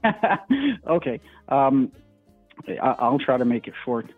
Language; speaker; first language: English; non-native, fluent; French